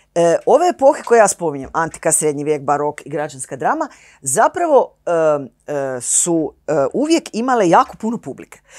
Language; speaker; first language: Croatian; native; Croatian